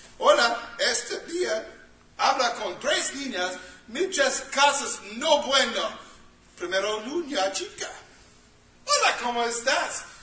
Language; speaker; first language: Spanish; non-native, learner; English